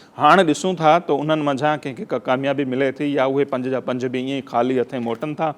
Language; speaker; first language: Sindhi; native; Sindhi